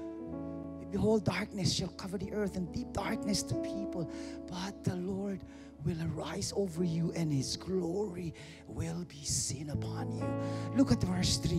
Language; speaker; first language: English; non-native, local second language; Filipino